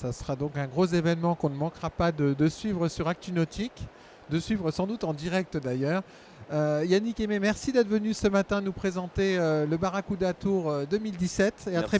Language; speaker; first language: French; native; French